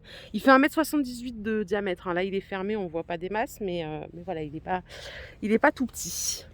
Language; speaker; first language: French; native; French